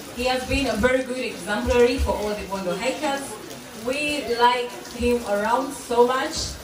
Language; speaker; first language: English; non-native, local second language; Swahili